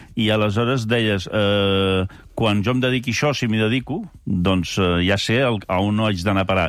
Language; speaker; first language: Catalan; early bilingual, other home language; French